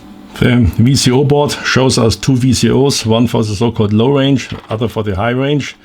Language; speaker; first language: English; non-native, fluent; German